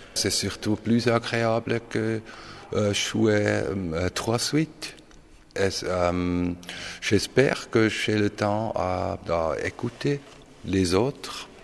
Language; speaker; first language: French; non-native, fluent; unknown